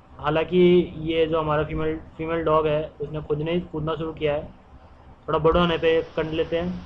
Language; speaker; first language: Hindi; native; Hindi